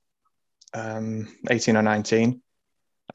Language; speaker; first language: English; native; English